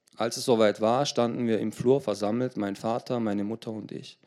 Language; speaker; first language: German; early bilingual, other home language; Turkish